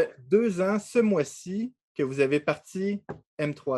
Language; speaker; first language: French; native; French